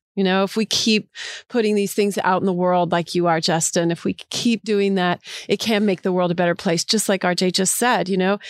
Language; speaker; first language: English; early bilingual, other home language; Portuguese